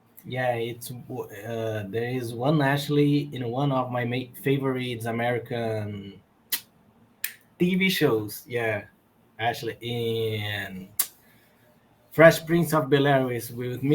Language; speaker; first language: English; non-native, learner; Portuguese